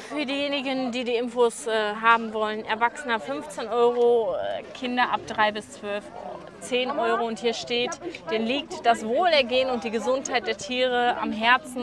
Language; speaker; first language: German; native; German